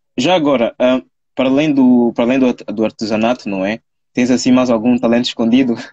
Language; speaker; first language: Portuguese; native; Portuguese